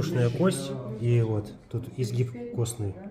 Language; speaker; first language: Russian; native; Russian